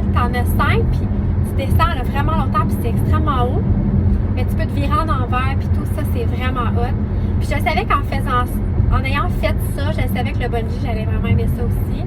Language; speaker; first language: French; native; French